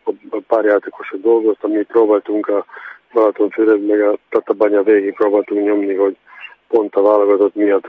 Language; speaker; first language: Hungarian; non-native, fluent; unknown